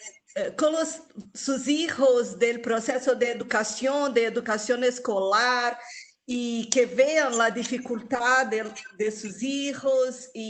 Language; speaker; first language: Spanish; non-native, local second language; Portuguese